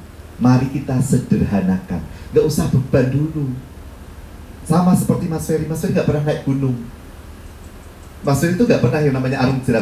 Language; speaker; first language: Indonesian; native; Indonesian